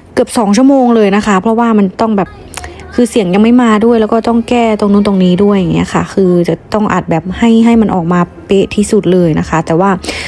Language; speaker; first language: Thai; non-native, fluent; Lao